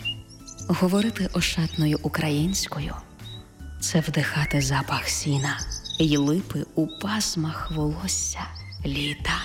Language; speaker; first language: Ukrainian; native; Ukrainian